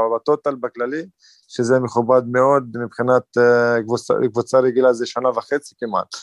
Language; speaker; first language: Hebrew; non-native, local second language; Arabic